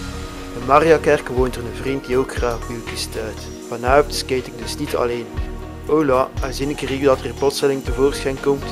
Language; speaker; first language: Dutch; native; Dutch